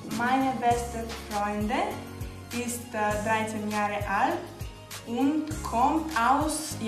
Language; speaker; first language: German; non-native, learner; Macedonian